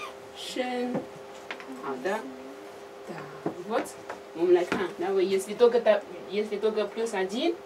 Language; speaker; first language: Russian; non-native, learner; Chinese